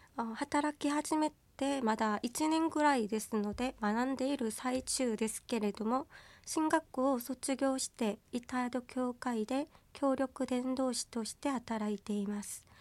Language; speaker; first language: Japanese; non-native, fluent; Korean